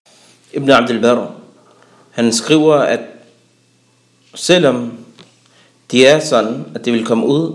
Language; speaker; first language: Danish; early bilingual, other home language; Arabic